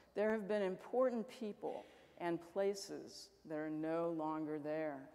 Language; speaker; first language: English; native; English